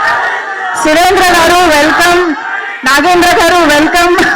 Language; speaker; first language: Telugu; native; Telugu